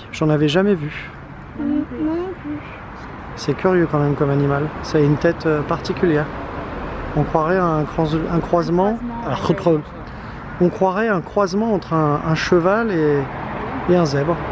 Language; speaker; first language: French; native; French